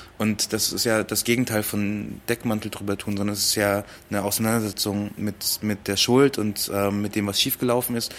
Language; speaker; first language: German; early bilingual, other home language; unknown